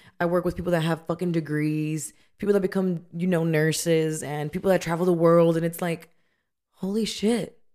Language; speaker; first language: English; non-native, fluent; Spanish